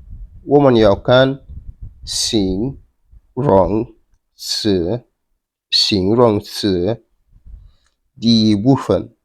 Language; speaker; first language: Chinese; non-native, fluent; Wolof